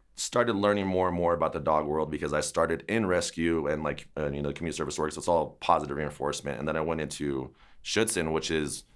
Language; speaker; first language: English; native; English